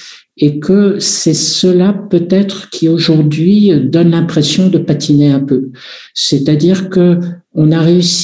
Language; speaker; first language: French; native; French